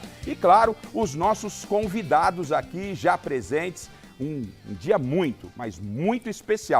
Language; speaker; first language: Portuguese; native; Portuguese